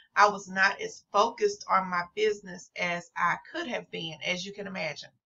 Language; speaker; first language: English; native; English